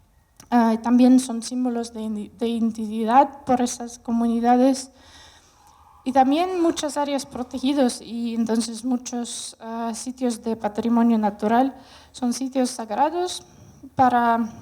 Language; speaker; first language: Spanish; non-native, fluent; Russian